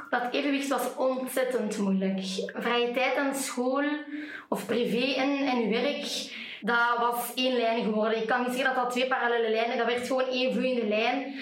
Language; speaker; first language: Dutch; native; Dutch